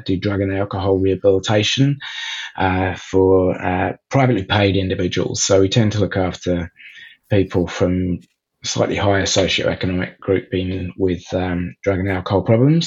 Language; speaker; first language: English; native; English